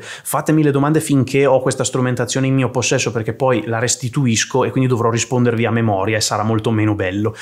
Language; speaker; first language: Italian; native; Italian